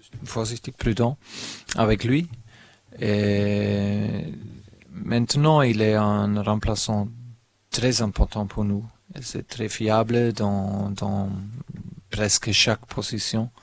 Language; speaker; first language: French; non-native, learner; German